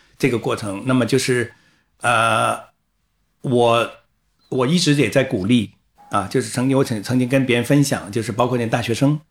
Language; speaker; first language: Chinese; native; Chinese